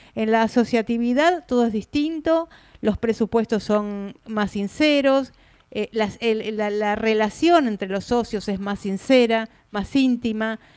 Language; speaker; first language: Spanish; native; Spanish